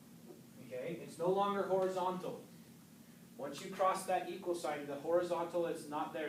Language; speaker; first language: English; native; English